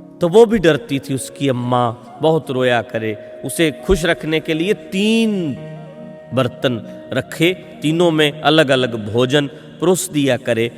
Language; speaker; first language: Hindi; non-native, local second language; Punjabi